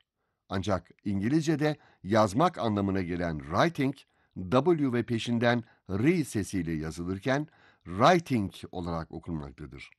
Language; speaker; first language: Turkish; native; Turkish